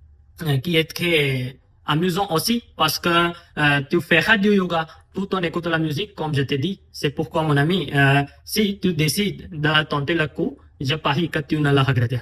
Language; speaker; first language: French; non-native, fluent; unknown